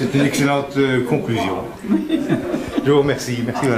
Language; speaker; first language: French; native; French